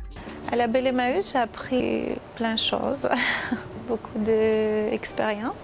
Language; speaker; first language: French; non-native, fluent; Armenian